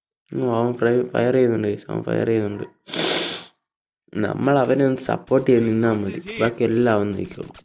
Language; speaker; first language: Malayalam; native; Malayalam